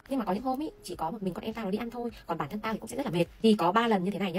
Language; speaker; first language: Vietnamese; native; Vietnamese